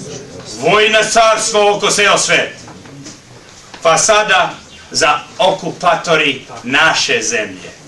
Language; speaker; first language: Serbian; early bilingual, heritage; Serbian